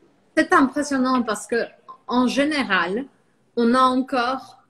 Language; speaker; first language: French; non-native, fluent; Portuguese